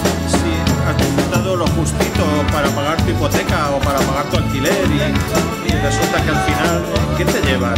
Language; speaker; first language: Spanish; native; Spanish